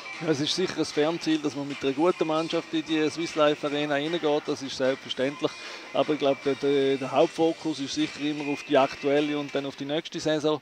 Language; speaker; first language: German; native; German